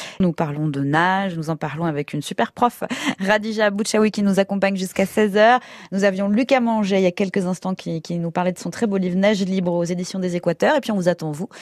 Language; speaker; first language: French; native; French